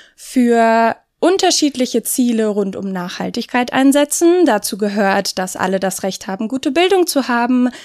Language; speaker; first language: German; native; German